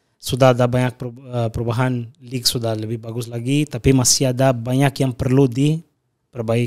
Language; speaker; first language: Indonesian; non-native, fluent; Portuguese